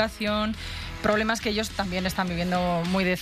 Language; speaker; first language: Spanish; native; Spanish